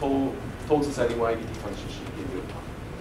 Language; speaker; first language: Chinese; non-native, fluent; German